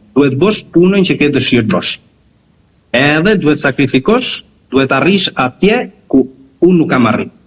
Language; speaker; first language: Albanian; native; Albanian